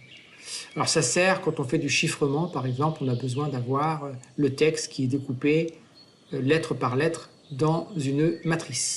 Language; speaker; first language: French; native; French